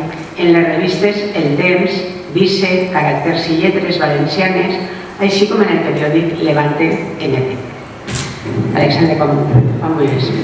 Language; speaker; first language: Catalan; native; Catalan